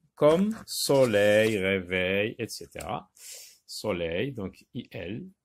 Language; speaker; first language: French; non-native, local second language; Arabic